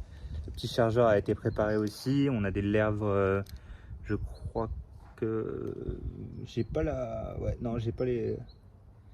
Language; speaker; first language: French; native; French